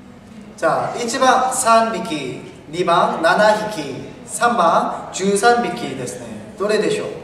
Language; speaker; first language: Japanese; non-native, learner; Korean